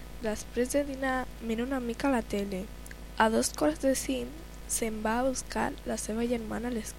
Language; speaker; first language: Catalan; non-native, learner; Spanish